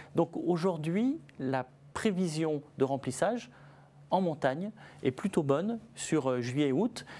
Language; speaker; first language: French; native; French